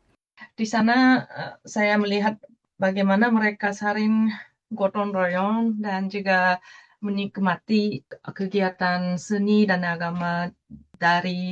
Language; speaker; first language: Indonesian; non-native, fluent; Japanese